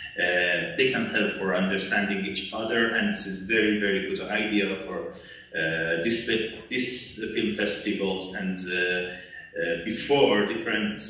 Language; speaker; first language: English; non-native, learner; Persian